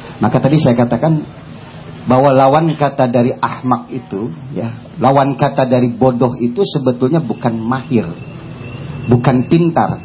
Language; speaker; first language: Indonesian; native; Indonesian